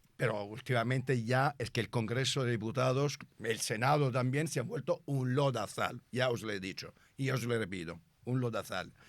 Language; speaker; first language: Spanish; non-native, fluent; Italian